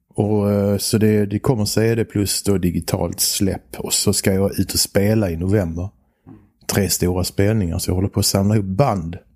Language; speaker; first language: Swedish; native; Swedish